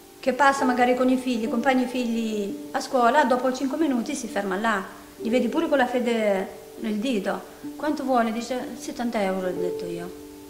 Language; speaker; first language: Italian; non-native, fluent; Albanian